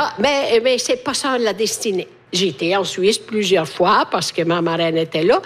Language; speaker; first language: French; non-native, fluent; Italian